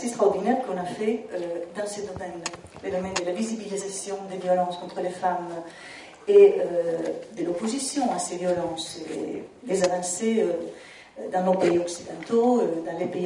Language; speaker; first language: French; non-native, fluent; Italian